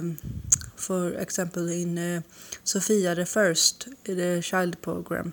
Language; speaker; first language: English; non-native, learner; Swedish